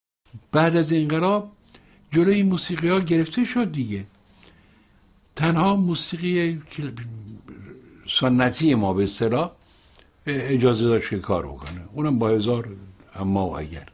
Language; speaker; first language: Persian; native; Persian